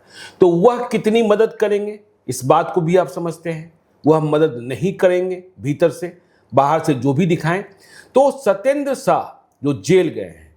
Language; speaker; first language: Hindi; native; Hindi